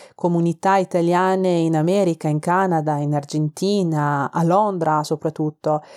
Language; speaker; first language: Italian; non-native, fluent; Persian